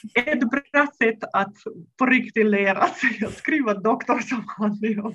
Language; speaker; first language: Swedish; non-native, fluent; Russian